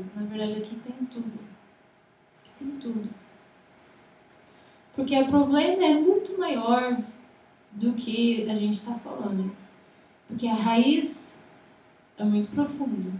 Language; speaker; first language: Portuguese; non-native, fluent; English